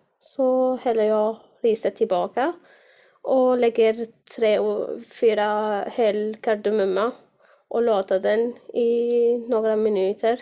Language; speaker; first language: Swedish; non-native, fluent; Arabic